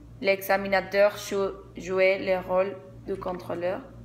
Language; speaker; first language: French; non-native, learner; Spanish